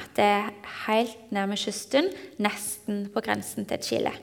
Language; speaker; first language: Norwegian; native; Norwegian